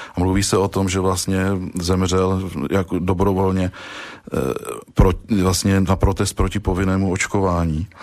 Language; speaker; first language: Czech; native; Czech